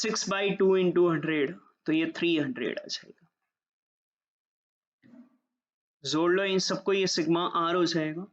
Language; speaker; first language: Hindi; native; Hindi